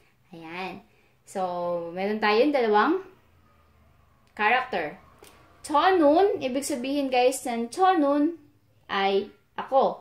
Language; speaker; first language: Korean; non-native, fluent; Filipino